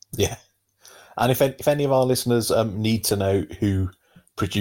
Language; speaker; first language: English; native; English